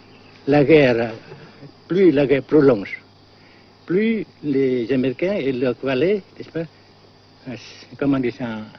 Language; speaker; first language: French; non-native, fluent; Vietnamese